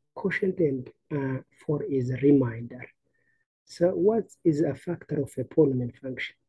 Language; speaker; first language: English; non-native, local second language; Amharic